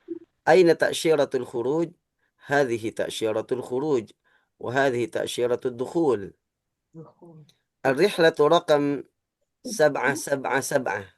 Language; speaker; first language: Arabic; non-native, fluent; Indonesian